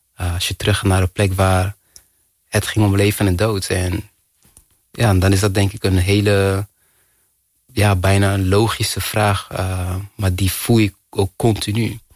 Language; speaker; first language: Dutch; early bilingual, other home language; Kinyarwanda